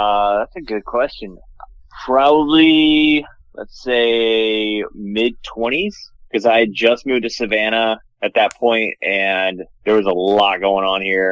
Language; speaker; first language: English; native; English